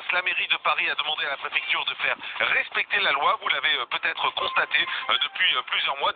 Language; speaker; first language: French; native; French